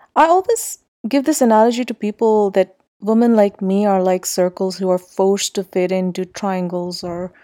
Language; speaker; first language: English; non-native, local second language; Urdu